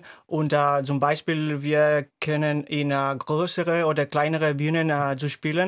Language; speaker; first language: German; non-native, fluent; Spanish